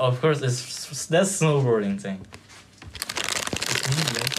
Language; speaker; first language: English; non-native, fluent; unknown